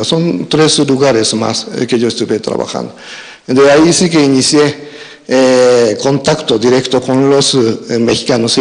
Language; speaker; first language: Spanish; non-native, fluent; Japanese